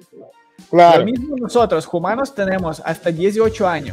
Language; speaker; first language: Spanish; non-native, learner; Ukrainian